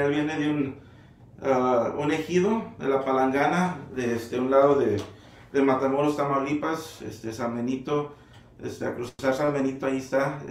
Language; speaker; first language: Spanish; early bilingual, heritage; Spanish